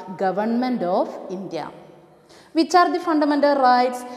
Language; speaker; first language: English; non-native, local second language; Malayalam